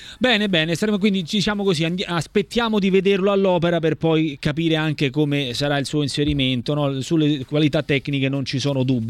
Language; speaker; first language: Italian; native; Italian